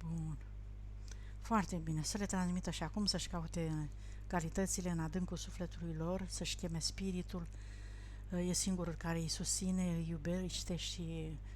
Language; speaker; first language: Romanian; native; Romanian